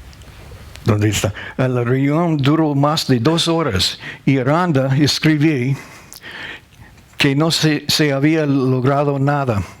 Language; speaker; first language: Spanish; non-native, learner; English